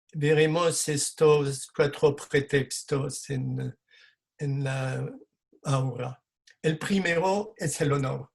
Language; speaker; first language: Spanish; non-native, fluent; French